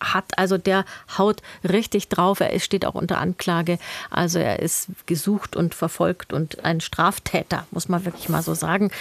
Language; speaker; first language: German; native; German